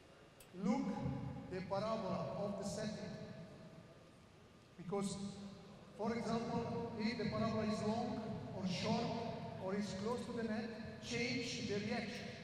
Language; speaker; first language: English; non-native, learner; Italian